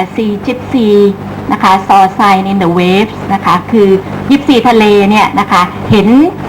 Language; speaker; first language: Thai; native; Thai